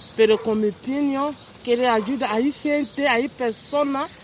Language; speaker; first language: Spanish; non-native, learner; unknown